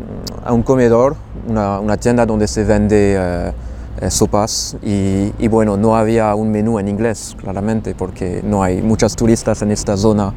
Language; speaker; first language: Spanish; non-native, fluent; French